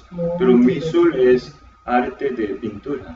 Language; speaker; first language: Spanish; non-native, fluent; Korean